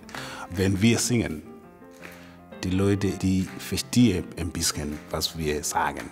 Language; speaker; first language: German; non-native, learner; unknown